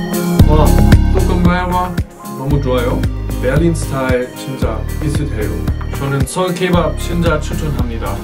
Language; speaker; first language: Korean; non-native, learner; German